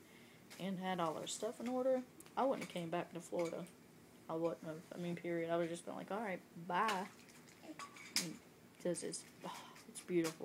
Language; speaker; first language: English; native; English